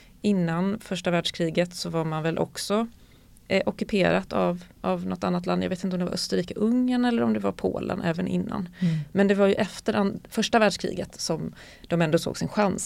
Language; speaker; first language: Swedish; native; Swedish